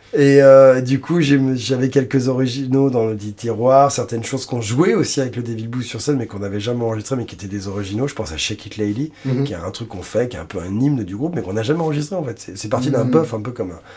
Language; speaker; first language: French; native; French